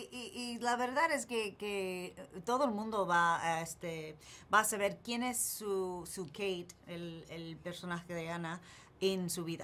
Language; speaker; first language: Spanish; early bilingual, heritage; English